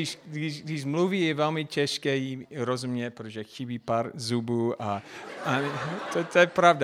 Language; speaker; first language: Czech; non-native, fluent; English